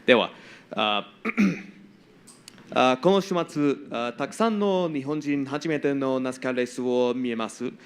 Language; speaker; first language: Japanese; non-native, learner; English